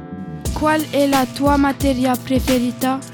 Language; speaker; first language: Italian; non-native, learner; French